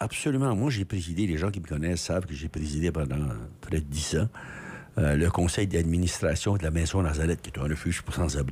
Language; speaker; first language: French; native; French